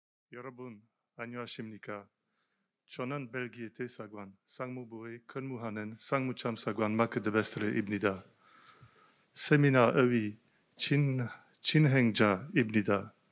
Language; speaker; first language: Korean; non-native, learner; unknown